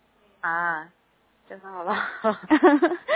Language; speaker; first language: Chinese; non-native, learner; Korean